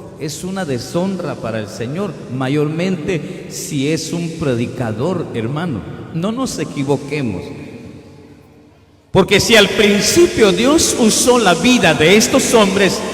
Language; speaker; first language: Spanish; native; Spanish